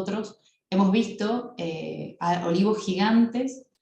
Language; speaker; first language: Spanish; native; Spanish